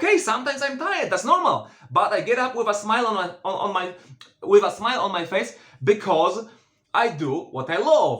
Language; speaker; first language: English; non-native, fluent; Polish